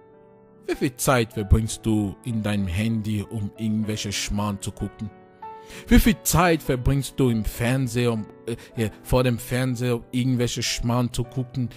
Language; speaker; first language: German; non-native, fluent; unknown